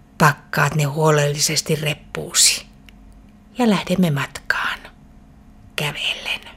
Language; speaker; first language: Finnish; native; Finnish